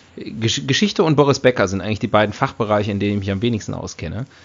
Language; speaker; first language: German; native; German